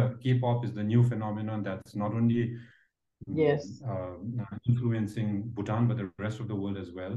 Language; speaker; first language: English; non-native, fluent; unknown